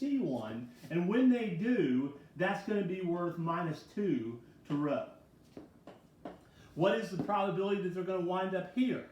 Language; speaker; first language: English; native; English